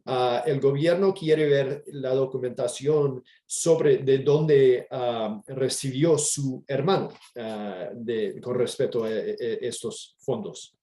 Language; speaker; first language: Spanish; non-native, fluent; English